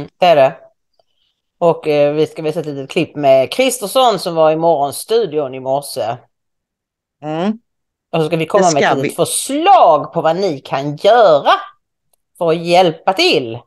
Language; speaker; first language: Swedish; native; Swedish